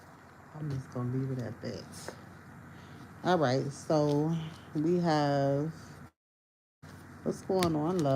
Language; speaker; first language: English; native; English